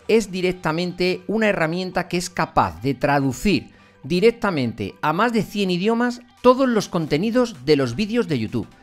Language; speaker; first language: Spanish; native; Spanish